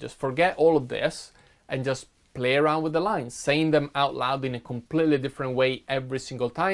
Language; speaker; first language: English; non-native, fluent; Italian